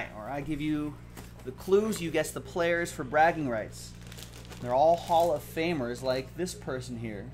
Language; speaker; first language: English; native; English